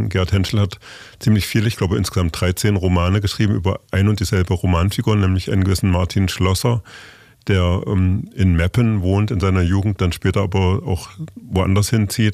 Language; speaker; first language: German; native; German